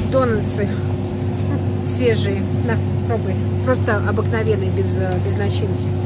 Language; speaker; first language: Russian; native; Russian